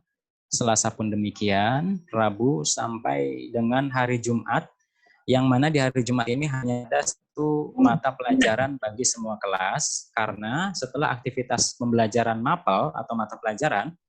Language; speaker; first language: Indonesian; native; Indonesian